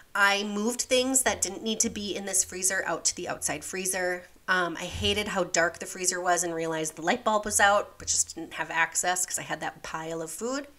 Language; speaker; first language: English; native; English